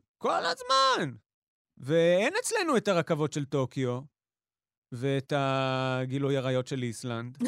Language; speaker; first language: Hebrew; native; Hebrew